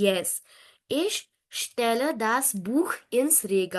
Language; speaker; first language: German; non-native, fluent; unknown